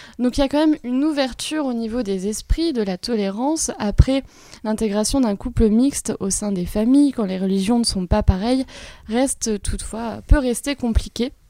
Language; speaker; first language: French; native; French